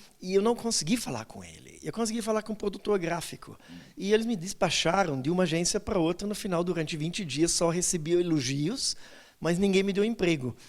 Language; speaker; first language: Portuguese; non-native, fluent; German